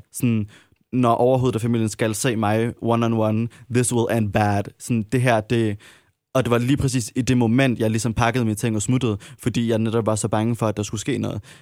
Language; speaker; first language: Danish; early bilingual, other home language; Arabic